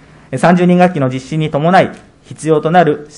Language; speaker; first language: Japanese; native; Japanese